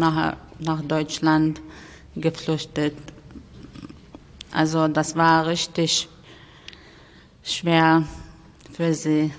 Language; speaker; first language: German; non-native, fluent; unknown